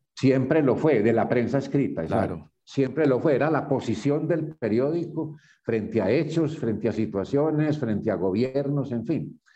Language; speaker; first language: Spanish; native; Spanish